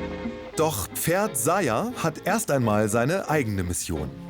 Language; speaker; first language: German; native; German